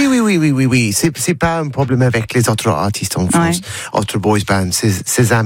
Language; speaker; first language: French; non-native, learner; English